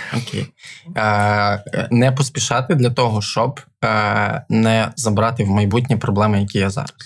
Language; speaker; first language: Ukrainian; native; Ukrainian